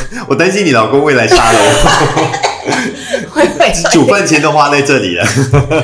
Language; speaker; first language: Chinese; native; Chinese